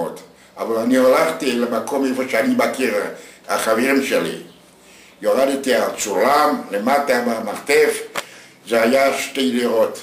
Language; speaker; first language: Hebrew; non-native, fluent; Yiddish